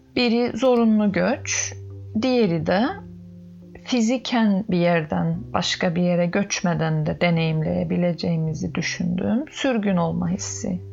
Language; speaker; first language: Turkish; native; Turkish